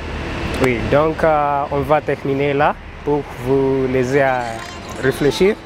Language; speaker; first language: French; non-native, fluent; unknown